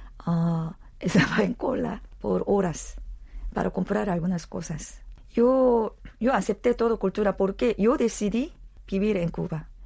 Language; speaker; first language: Spanish; non-native, learner; Korean